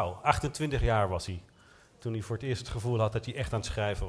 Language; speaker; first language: Dutch; native; Dutch